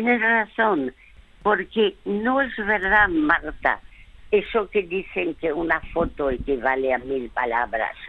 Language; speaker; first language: Spanish; early bilingual, other home language; French